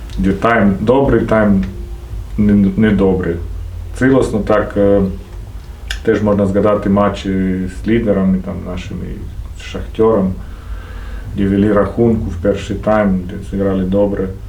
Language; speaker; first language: Ukrainian; non-native, fluent; Croatian